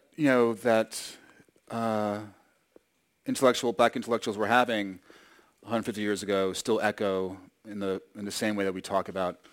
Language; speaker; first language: English; native; English